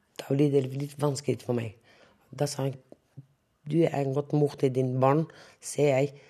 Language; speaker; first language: Norwegian; non-native, local second language; Romany